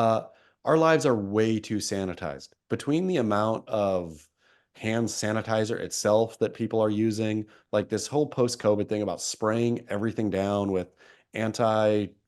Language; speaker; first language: English; native; English